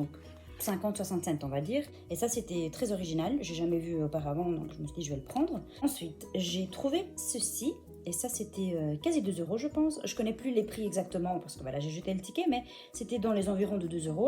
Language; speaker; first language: French; native; French